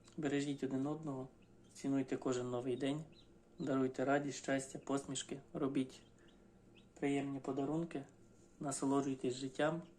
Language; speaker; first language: Ukrainian; non-native, local second language; Russian